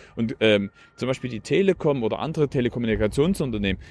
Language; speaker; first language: German; native; German